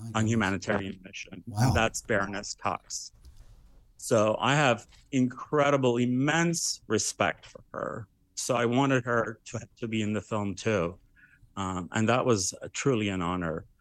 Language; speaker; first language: English; early bilingual, other home language; Armenian